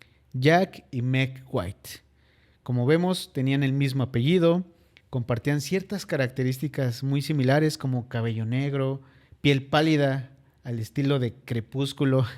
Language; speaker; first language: Spanish; native; Spanish